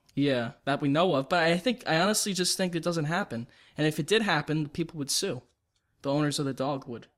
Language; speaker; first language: English; native; English